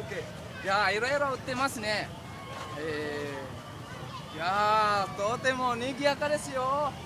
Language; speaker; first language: Japanese; non-native, learner; Indonesian